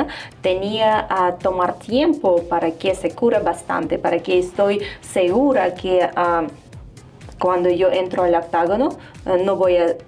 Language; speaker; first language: Spanish; non-native, fluent; Russian